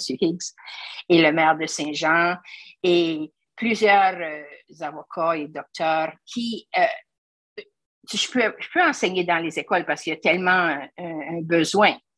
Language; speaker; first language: French; native; French